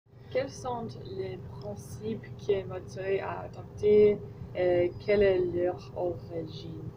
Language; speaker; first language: French; non-native, learner; English